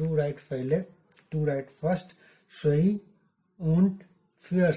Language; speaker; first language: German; non-native, learner; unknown